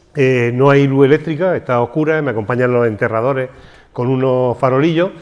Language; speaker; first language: Spanish; native; Spanish